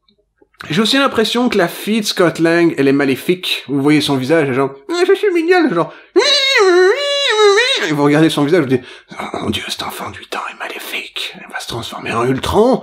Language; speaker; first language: French; native; French